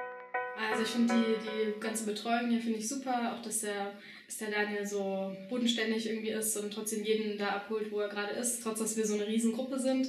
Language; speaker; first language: German; native; German